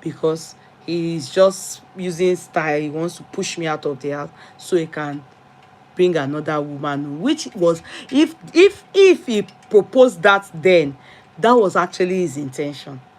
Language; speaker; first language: English; non-native, local second language; Yoruba